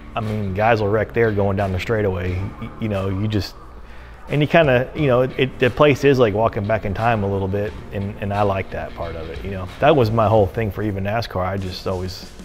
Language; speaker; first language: English; native; English